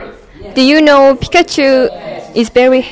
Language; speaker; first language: English; non-native, learner; Japanese